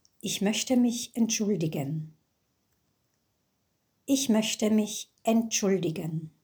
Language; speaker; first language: German; non-native, fluent; English